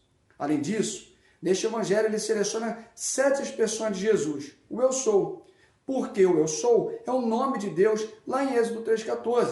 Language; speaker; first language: Portuguese; native; Portuguese